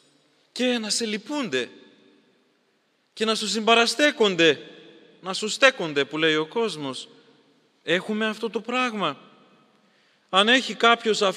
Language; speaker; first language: Greek; native; Greek